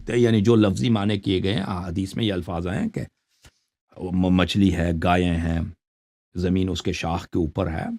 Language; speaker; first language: Urdu; non-native, fluent; Persian